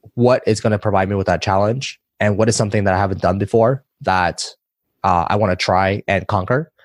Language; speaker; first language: English; early bilingual, other home language; Chinese